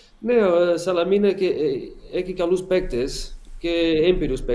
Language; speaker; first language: Greek; non-native, learner; Portuguese